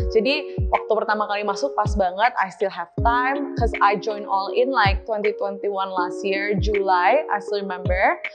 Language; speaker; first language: English; non-native, fluent; Indonesian